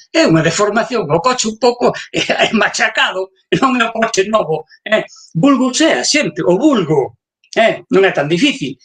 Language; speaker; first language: Galician; native; Galician